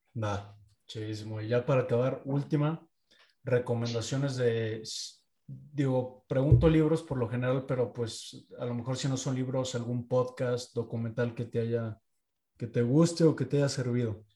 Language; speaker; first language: Spanish; native; Spanish